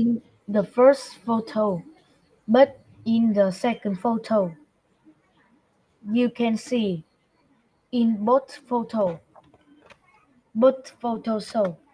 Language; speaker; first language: English; non-native, learner; Vietnamese